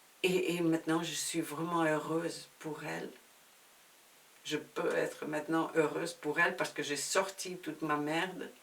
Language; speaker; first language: French; non-native, fluent; Spanish